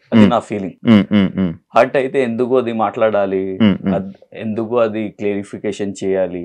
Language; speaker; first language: Telugu; non-native, local second language; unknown